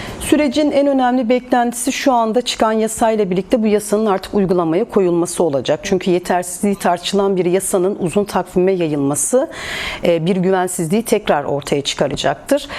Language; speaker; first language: Turkish; native; Turkish